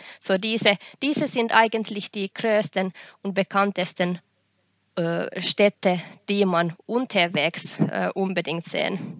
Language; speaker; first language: German; non-native, fluent; Finnish